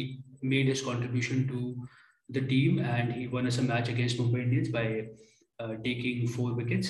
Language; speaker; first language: English; non-native, local second language; Hindi